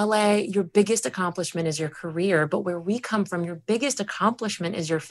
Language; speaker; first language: English; early bilingual, other home language; Spanish